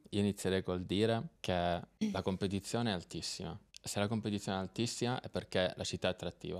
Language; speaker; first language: Italian; native; Italian